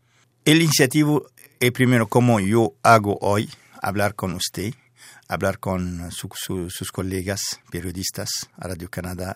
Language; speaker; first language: Spanish; non-native, fluent; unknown